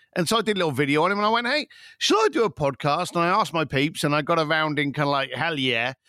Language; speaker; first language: English; native; English